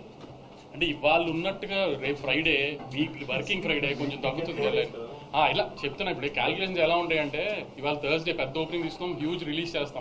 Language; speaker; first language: Telugu; native; Telugu